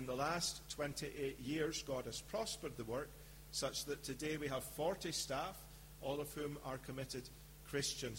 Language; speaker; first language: English; native; English